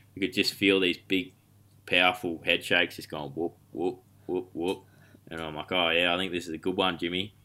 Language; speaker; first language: English; native; English